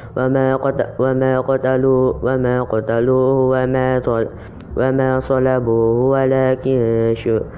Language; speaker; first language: Arabic; non-native, learner; Indonesian